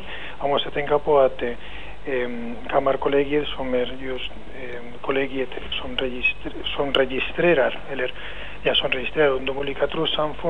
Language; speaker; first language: Swedish; non-native, fluent; Spanish